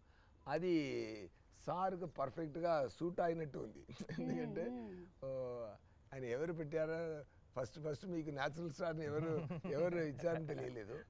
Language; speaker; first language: Telugu; non-native, fluent; Tamil